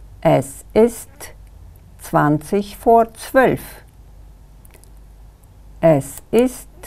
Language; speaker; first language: German; non-native, fluent; Kyrgyz